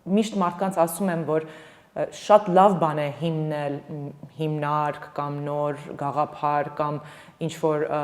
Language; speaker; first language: Armenian; early bilingual, heritage; Armenian